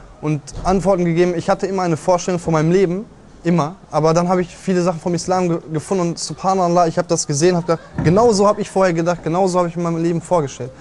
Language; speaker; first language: German; native; German